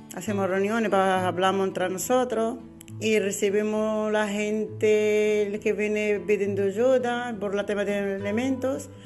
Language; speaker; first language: Spanish; non-native, learner; Arabic